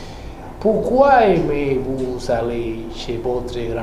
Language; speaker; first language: French; non-native, learner; Spanish